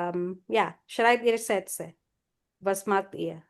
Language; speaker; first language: German; non-native, fluent; Filipino